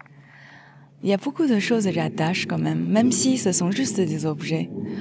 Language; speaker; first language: French; non-native, fluent; Chinese